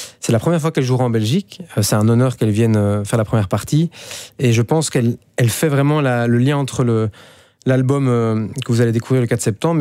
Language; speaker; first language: French; native; French